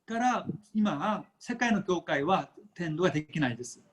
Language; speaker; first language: Japanese; non-native, fluent; Korean